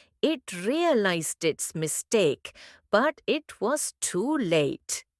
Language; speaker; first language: English; non-native, local second language; Tamil